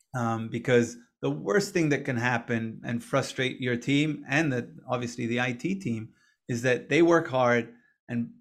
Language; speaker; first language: English; non-native, fluent; Hebrew